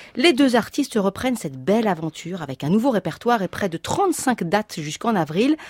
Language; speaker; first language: French; native; French